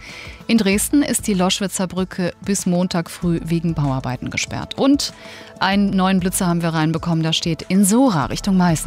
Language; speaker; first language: German; native; German